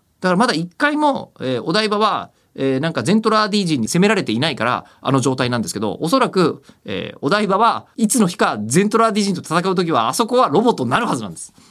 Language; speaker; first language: Japanese; native; Japanese